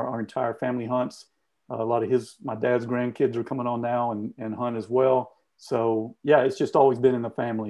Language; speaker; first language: English; native; English